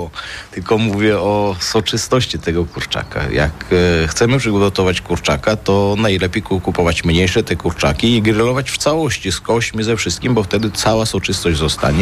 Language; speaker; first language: Polish; non-native, fluent; Armenian